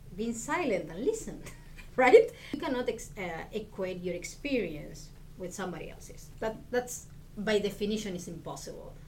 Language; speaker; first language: English; non-native, fluent; Spanish